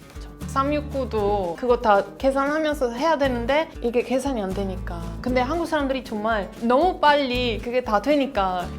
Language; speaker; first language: Korean; non-native, fluent; Italian